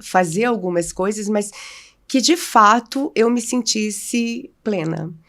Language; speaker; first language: Portuguese; native; Portuguese